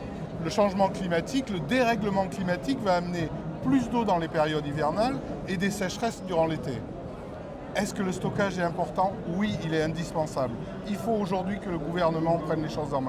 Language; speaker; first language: French; native; French